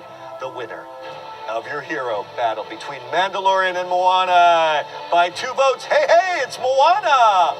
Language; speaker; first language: English; native; English